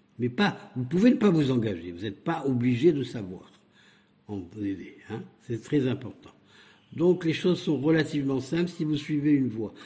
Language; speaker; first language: French; native; French